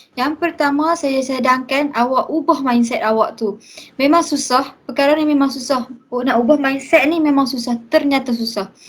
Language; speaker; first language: Malay; native; Malay